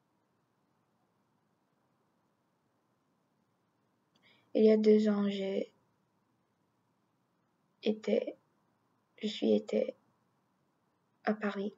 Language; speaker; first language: French; non-native, learner; English